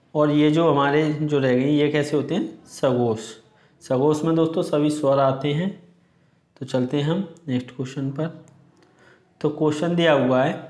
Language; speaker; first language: Hindi; native; Hindi